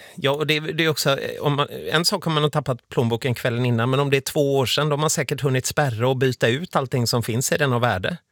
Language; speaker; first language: Swedish; native; Swedish